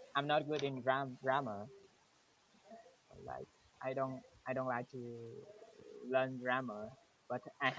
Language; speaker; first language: English; non-native, learner; Vietnamese